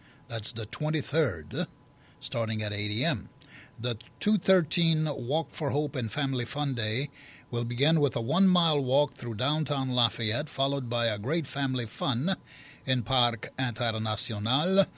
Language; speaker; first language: English; early bilingual, other home language; French